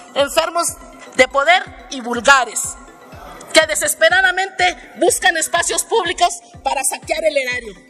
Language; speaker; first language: Spanish; native; Spanish